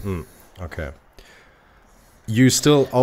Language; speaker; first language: English; non-native, fluent; German